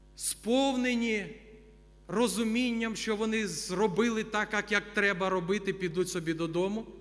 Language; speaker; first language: Ukrainian; non-native, local second language; Russian